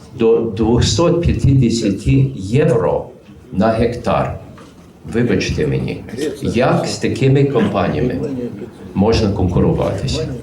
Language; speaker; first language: Ukrainian; early bilingual, heritage; Ukrainian